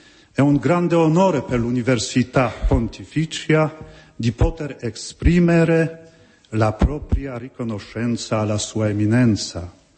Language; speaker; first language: Italian; non-native, fluent; Polish